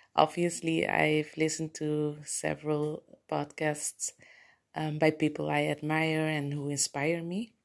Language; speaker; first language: English; non-native, fluent; Papiamento